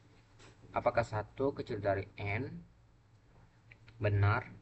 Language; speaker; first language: Indonesian; native; Indonesian